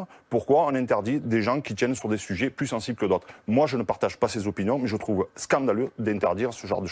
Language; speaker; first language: French; native; French